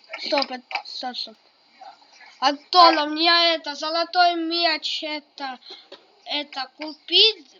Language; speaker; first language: Russian; native; Russian